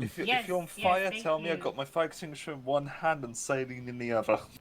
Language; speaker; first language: English; native; English